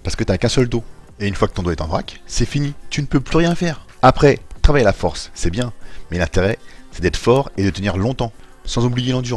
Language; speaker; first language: French; native; French